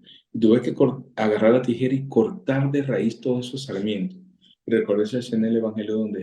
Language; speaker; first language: Spanish; native; Spanish